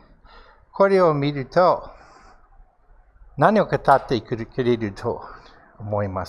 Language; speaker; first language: Japanese; non-native, fluent; English